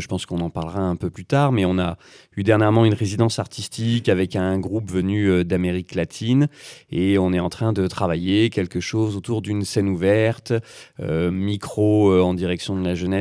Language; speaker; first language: French; native; French